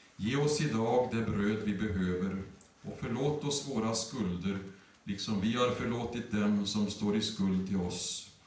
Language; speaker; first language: Swedish; native; Swedish